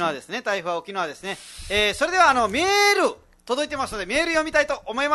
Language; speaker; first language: Japanese; non-native, fluent; Nepali